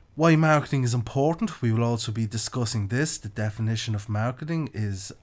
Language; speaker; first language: English; native; English